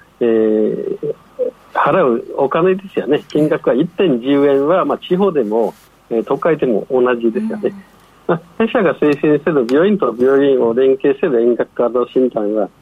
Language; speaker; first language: Japanese; non-native, fluent; Chinese